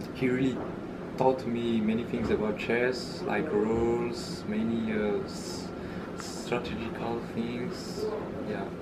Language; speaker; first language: English; early bilingual, other home language; Malagasy